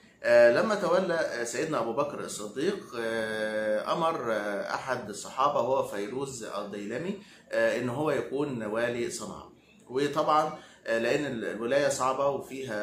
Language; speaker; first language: Arabic; native; Arabic